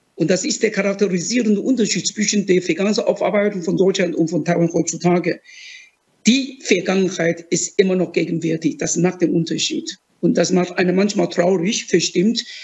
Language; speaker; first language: German; non-native, fluent; Chinese